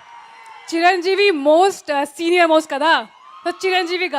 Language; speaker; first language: Telugu; non-native, learner; Hindi